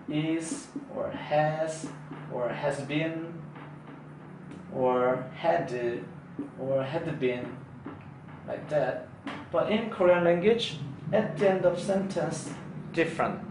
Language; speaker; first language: English; non-native, fluent; Korean